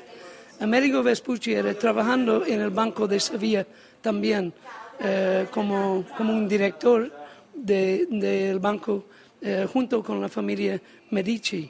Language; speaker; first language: Spanish; non-native, learner; English